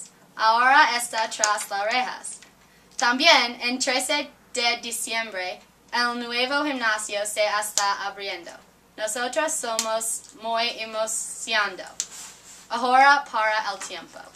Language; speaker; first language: Spanish; non-native, learner; English